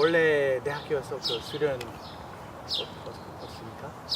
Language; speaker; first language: Korean; non-native, learner; English